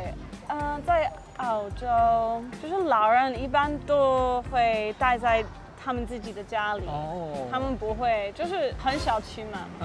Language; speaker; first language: Chinese; non-native, fluent; English